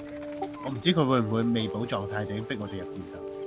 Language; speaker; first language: Chinese; native; Chinese